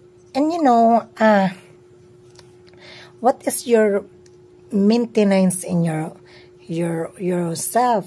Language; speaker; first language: English; non-native, learner; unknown